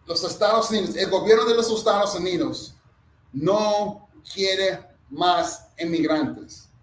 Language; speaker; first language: Spanish; non-native, fluent; English